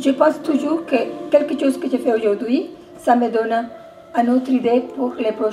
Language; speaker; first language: French; non-native, fluent; Spanish